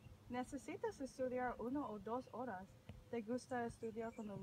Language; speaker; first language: Spanish; non-native, learner; English